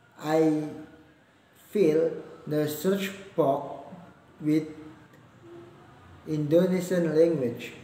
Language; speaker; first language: English; non-native, learner; Indonesian